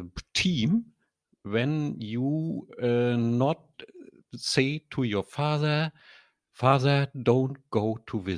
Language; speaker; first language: English; non-native, learner; German